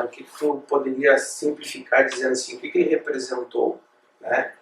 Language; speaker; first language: Portuguese; native; Portuguese